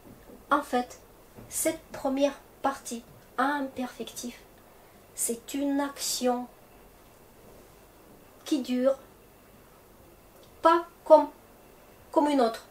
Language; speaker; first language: French; non-native, fluent; Russian